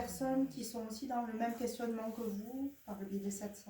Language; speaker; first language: French; native; French